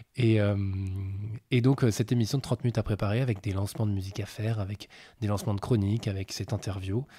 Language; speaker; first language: French; native; French